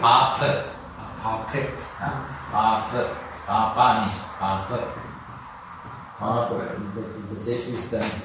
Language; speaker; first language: German; non-native, learner; Sinhala